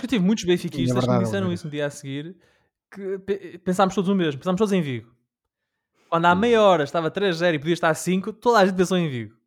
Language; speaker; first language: Portuguese; native; Portuguese